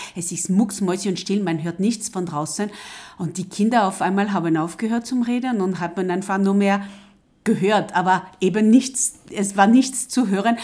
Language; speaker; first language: German; non-native, fluent; French